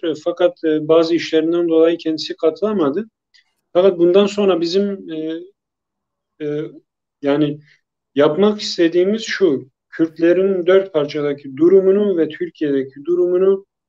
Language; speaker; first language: Turkish; non-native, local second language; Kurdish